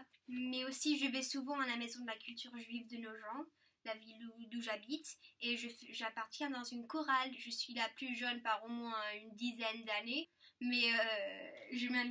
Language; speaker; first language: French; early bilingual, heritage; English